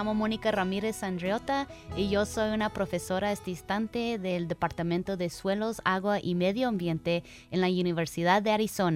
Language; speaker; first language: Spanish; early bilingual, heritage; Spanish